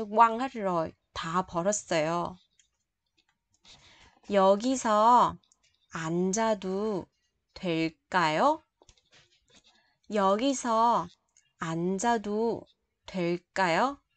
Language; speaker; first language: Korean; non-native, fluent; Vietnamese